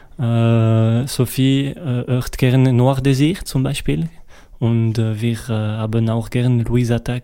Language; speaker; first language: German; non-native, local second language; French